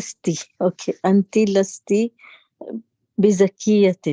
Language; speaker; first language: Arabic; non-native, learner; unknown